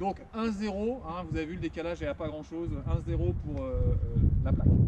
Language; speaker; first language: French; native; French